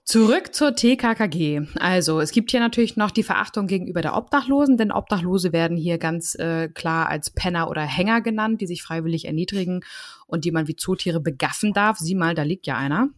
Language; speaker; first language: German; native; German